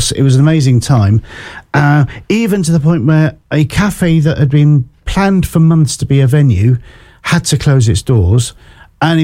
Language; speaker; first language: English; native; English